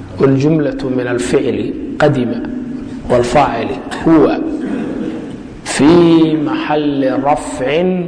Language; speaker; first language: Arabic; non-native, fluent; Somali